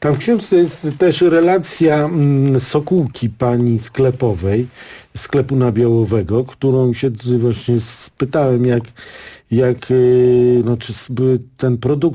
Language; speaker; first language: Polish; native; Polish